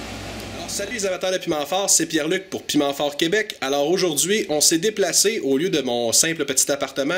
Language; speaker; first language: French; native; French